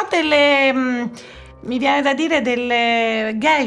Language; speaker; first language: Italian; native; Italian